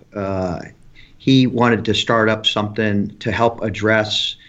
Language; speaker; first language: English; native; English